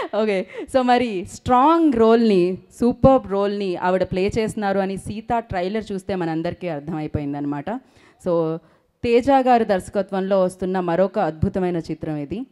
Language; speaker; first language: Telugu; native; Telugu